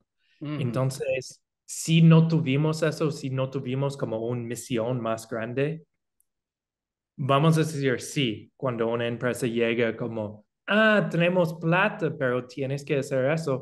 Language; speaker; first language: Spanish; non-native, fluent; English